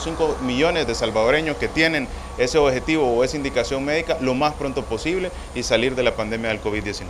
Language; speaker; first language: Spanish; native; Spanish